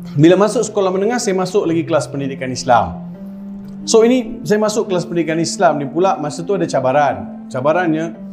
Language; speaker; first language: Malay; non-native, local second language; Tamil